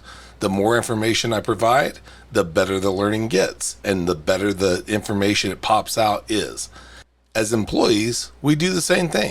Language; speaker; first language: English; native; English